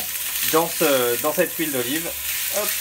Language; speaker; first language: French; native; French